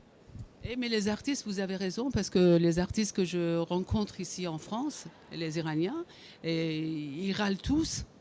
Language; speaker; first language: French; non-native, fluent; Persian